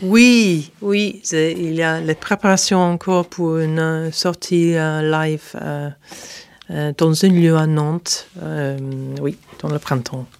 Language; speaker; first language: French; non-native, fluent; English